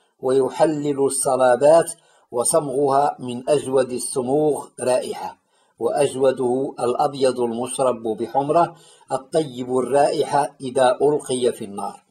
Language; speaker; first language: Arabic; native; Arabic